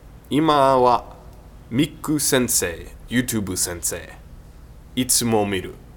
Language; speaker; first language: Japanese; non-native, learner; English